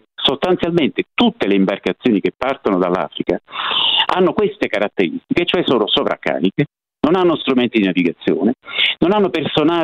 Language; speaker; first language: Italian; native; Italian